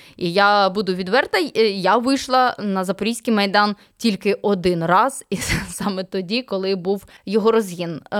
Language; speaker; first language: Ukrainian; native; Ukrainian